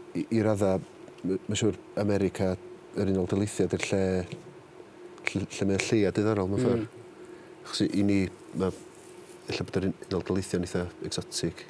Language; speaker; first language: Welsh; native; Welsh